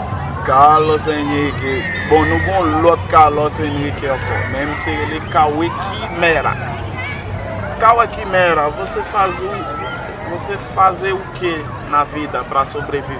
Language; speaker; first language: Portuguese; non-native, learner; Haitian Creole